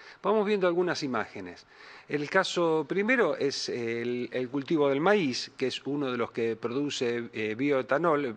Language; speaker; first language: Spanish; native; Spanish